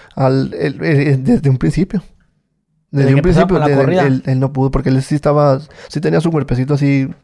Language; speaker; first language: Spanish; native; Spanish